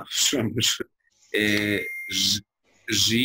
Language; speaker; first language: French; non-native, learner; Albanian